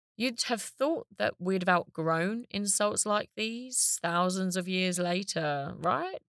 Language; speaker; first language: English; native; English